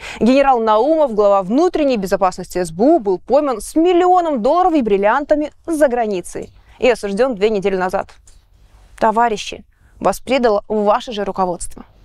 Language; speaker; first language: Russian; native; Russian